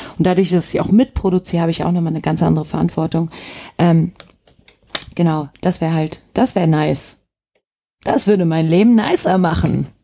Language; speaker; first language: German; early bilingual, other home language; Turkish